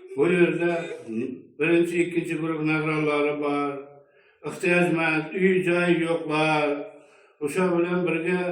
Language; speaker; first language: Uzbek; native; Uzbek